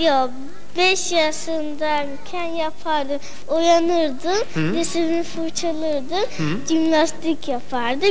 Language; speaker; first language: Turkish; non-native, learner; Arabic